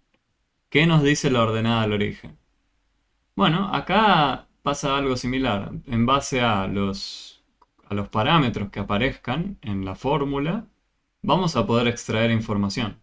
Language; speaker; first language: Spanish; native; Spanish